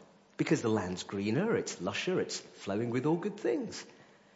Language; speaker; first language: English; native; English